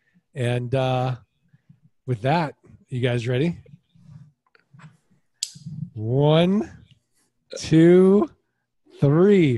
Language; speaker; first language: English; native; English